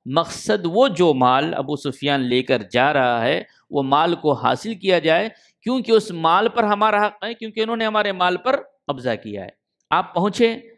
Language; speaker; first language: Urdu; native; Urdu